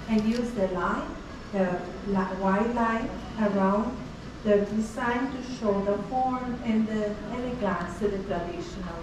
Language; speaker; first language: English; non-native, learner; Spanish